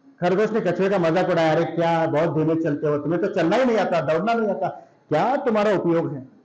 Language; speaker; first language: Hindi; non-native, local second language; Marathi